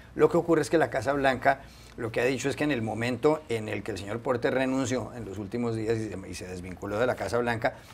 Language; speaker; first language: Spanish; native; Spanish